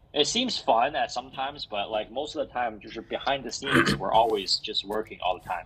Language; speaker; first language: English; early bilingual, other home language; Chinese